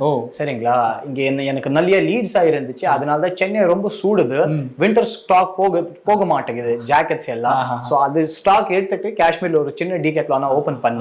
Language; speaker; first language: Tamil; non-native, learner; Kashmiri